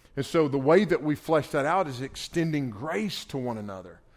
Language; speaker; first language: English; native; English